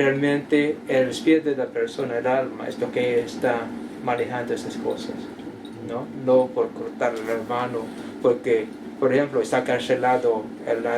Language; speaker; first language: Spanish; non-native, learner; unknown